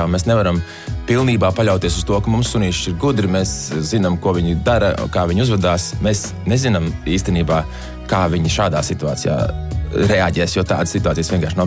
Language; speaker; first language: Latvian; native; Latvian